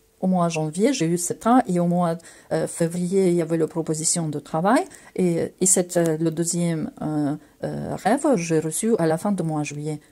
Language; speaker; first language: French; non-native, fluent; Russian